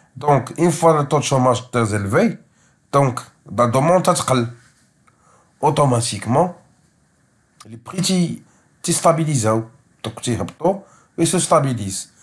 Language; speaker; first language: French; non-native, local second language; Arabic